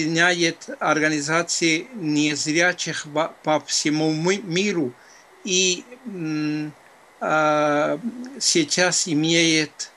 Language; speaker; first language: Russian; non-native, fluent; Spanish